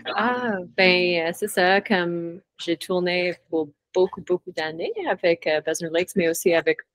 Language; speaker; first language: French; non-native, fluent; English